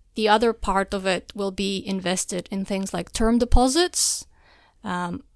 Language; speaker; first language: English; non-native, fluent; Albanian